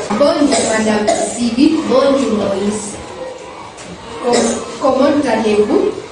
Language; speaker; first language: French; non-native, learner; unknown